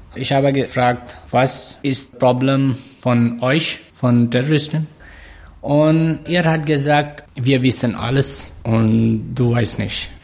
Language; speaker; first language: German; non-native, learner; Pashto